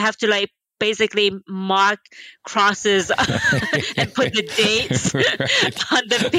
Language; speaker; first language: English; non-native, local second language; Cantonese